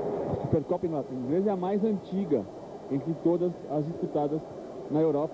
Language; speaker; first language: Portuguese; native; Portuguese